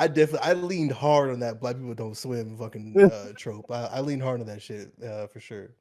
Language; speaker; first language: English; native; English